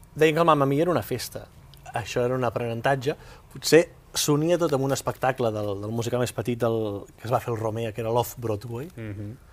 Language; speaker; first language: Catalan; native; Catalan